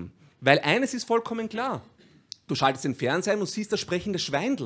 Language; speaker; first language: German; native; German